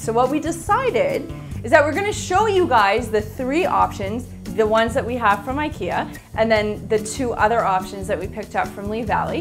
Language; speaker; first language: English; native; English